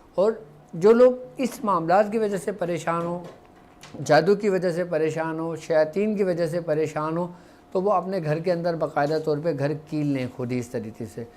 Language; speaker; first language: Urdu; native; Urdu